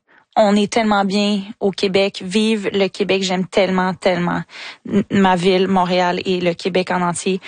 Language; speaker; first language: French; native; French